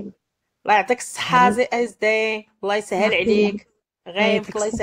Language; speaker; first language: Arabic; native; Arabic